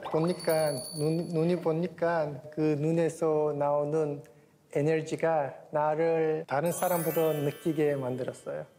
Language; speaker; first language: Korean; non-native, fluent; Turkish